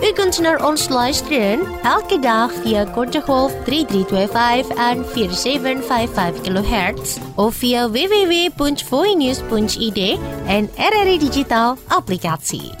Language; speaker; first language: Dutch; non-native, fluent; Indonesian